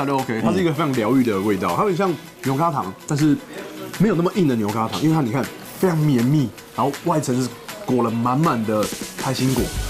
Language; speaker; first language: Chinese; native; Chinese